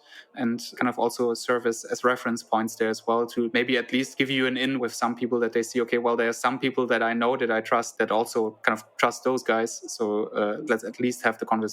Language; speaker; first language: English; non-native, fluent; German